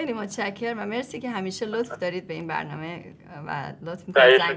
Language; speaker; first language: Persian; native; Persian